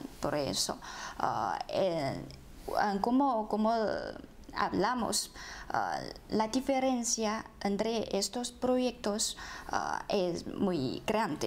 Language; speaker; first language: Spanish; non-native, fluent; Chinese